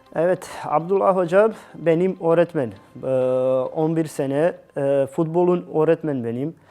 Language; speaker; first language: Turkish; non-native, learner; Bosnian